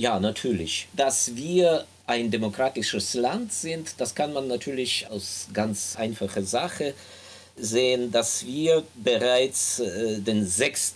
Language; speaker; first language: German; non-native, fluent; Ukrainian